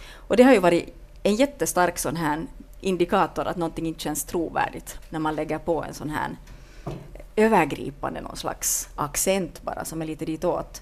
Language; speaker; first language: Swedish; native; Swedish